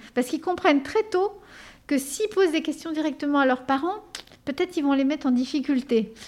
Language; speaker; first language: French; early bilingual, other home language; Spanish